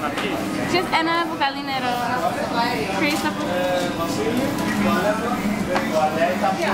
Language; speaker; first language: Greek; non-native, learner; English